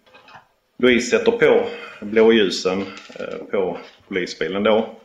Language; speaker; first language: Swedish; native; Swedish